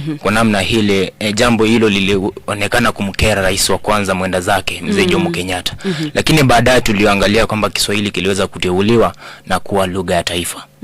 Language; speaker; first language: Swahili; native; Swahili